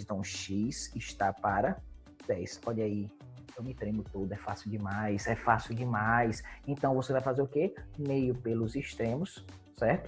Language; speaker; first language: Portuguese; native; Portuguese